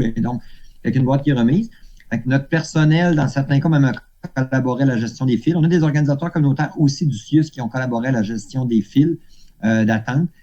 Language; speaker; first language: French; native; French